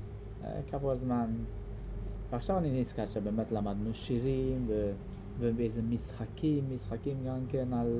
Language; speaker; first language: Hebrew; non-native, fluent; Hungarian